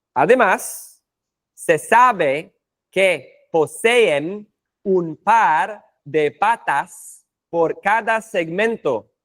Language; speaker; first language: Spanish; non-native, fluent; English